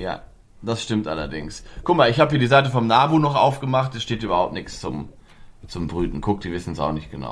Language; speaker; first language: German; native; German